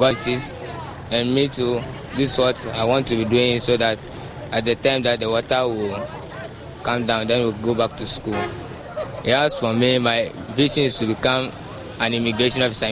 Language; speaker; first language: English; non-native, local second language; Ewe